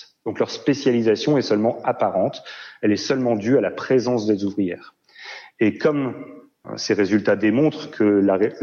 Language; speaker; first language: French; native; French